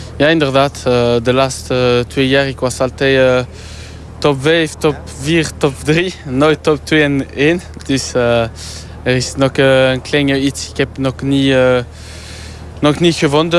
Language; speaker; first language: Dutch; non-native, local second language; French